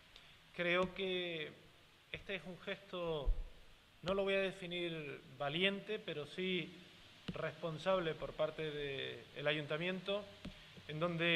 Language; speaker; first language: Spanish; native; Spanish